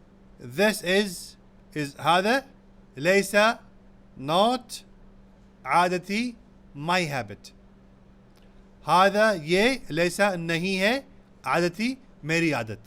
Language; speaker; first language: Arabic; non-native, fluent; Urdu